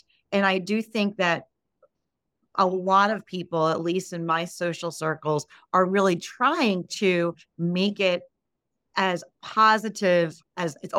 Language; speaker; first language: English; native; English